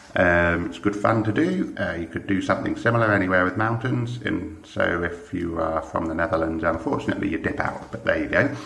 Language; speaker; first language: English; native; English